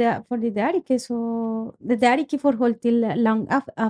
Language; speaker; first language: Norwegian; non-native, fluent; Spanish